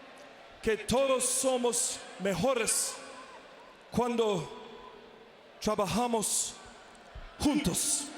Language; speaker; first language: Spanish; non-native, learner; English